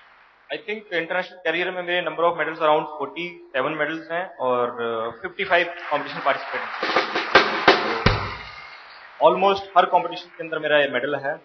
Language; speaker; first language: Hindi; native; Hindi